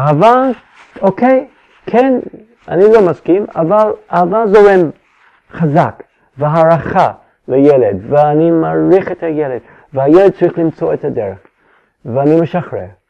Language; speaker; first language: Hebrew; non-native, fluent; English